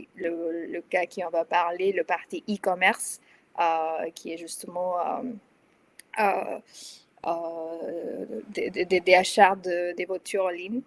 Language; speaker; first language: French; non-native, fluent; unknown